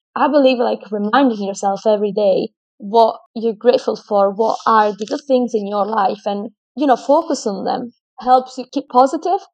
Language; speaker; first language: English; non-native, fluent; Italian